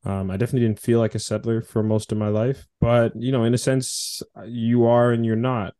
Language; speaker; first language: English; native; English